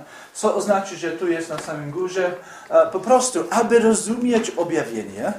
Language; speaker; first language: Polish; non-native, fluent; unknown